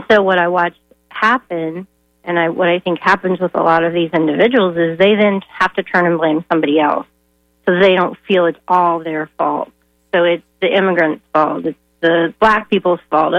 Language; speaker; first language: English; native; English